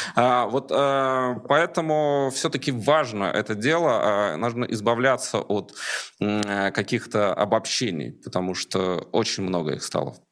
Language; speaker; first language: Russian; native; Russian